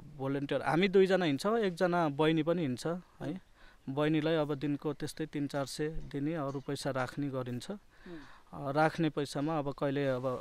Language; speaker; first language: Nepali; native; Nepali